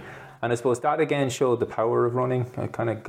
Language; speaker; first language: English; native; English